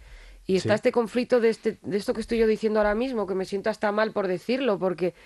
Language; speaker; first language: Spanish; native; Spanish